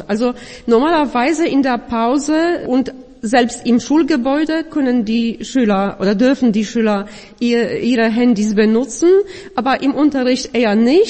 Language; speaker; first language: German; non-native, fluent; Polish